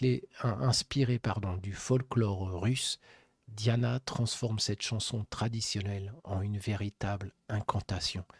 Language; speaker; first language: French; native; French